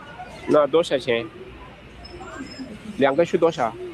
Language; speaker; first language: Chinese; non-native, learner; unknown